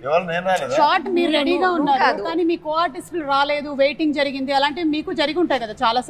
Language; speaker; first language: Telugu; native; Telugu